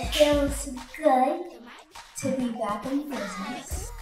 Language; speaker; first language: English; native; English